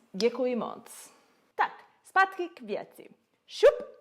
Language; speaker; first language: Czech; non-native, learner; English